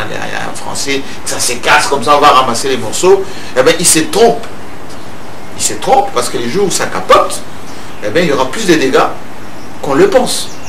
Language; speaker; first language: French; non-native, local second language; Luba-Lulua